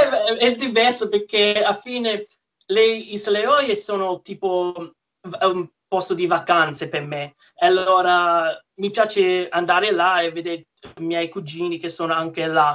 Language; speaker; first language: Italian; early bilingual, heritage; English